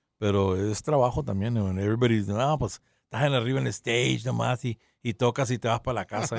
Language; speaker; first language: Spanish; early bilingual, heritage; Spanish